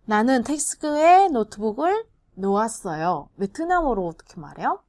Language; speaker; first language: Korean; non-native, fluent; Vietnamese